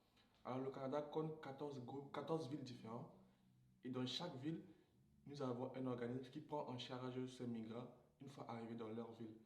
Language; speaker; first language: French; non-native, local second language; Sango